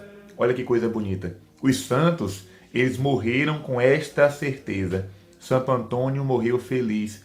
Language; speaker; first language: Portuguese; native; Portuguese